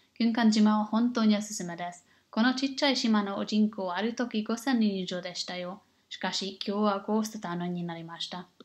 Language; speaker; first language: Japanese; non-native, learner; English